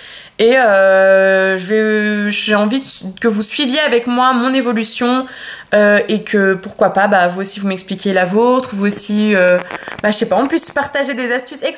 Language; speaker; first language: French; native; French